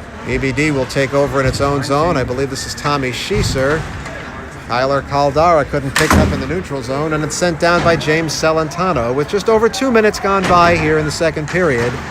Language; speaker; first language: English; native; English